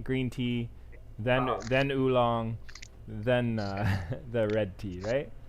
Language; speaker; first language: English; native; English